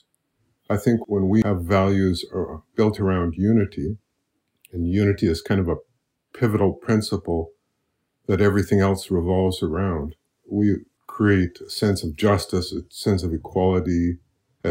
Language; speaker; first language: English; native; English